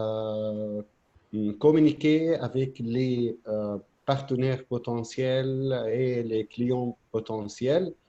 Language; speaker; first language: French; non-native, fluent; Arabic